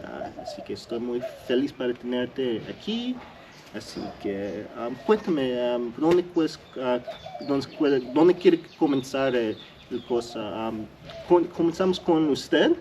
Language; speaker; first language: Spanish; early bilingual, heritage; English